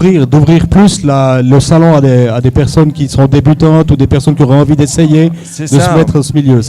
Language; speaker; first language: French; native; French